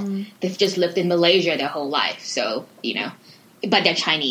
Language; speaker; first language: English; native; English